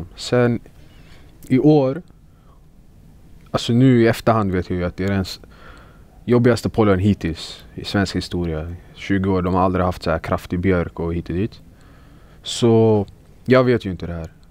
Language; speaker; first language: Swedish; early bilingual, other home language; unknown